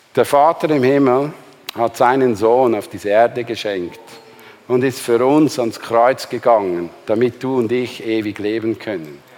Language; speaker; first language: German; native; German